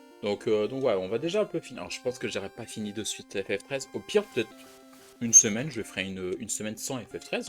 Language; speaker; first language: French; native; French